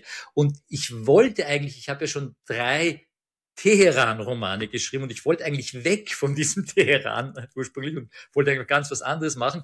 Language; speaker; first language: German; early bilingual, other home language; Persian